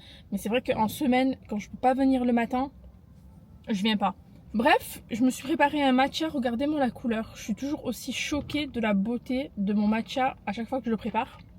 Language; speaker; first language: French; native; French